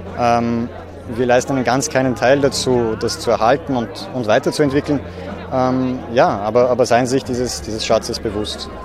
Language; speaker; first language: German; native; German